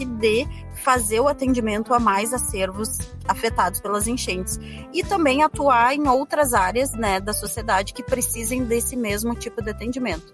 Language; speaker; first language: Portuguese; native; Portuguese